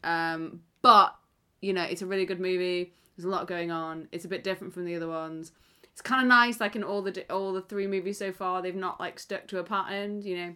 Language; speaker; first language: English; native; English